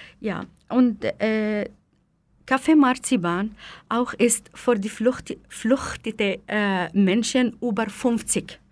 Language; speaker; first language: German; non-native, fluent; Arabic